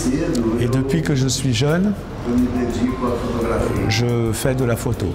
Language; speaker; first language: French; non-native, fluent; Portuguese